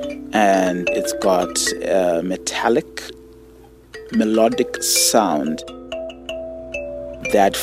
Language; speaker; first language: English; non-native, local second language; Shona